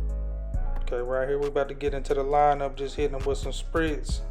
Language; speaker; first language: English; native; English